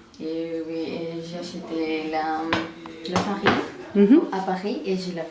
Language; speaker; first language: French; non-native, learner; Spanish